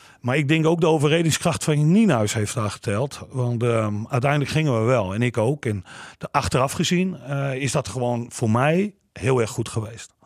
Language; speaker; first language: Dutch; native; Dutch